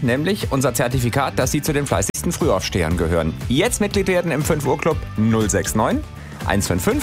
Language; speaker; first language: German; native; German